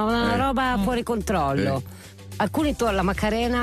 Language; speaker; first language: Italian; native; Italian